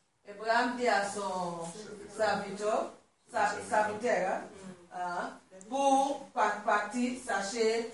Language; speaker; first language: French; non-native, learner; Swahili